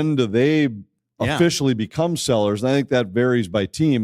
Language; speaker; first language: English; native; English